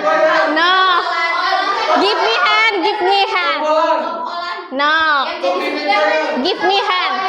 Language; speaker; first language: English; non-native, learner; Indonesian